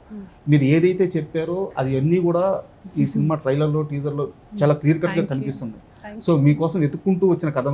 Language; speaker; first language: Telugu; native; Telugu